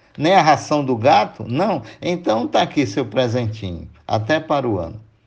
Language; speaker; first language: Portuguese; native; Portuguese